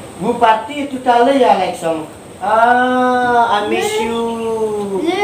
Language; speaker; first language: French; non-native, learner; Indonesian